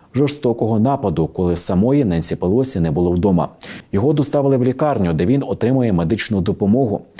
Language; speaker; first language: Ukrainian; native; Ukrainian